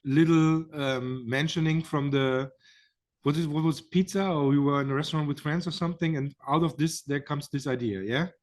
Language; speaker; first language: English; non-native, fluent; German